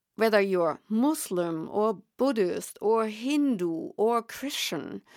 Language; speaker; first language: English; non-native, fluent; German